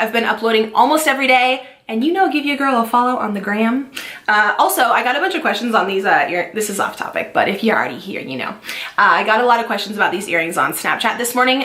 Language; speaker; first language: English; native; English